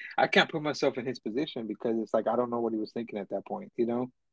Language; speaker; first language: English; early bilingual, other home language; Spanish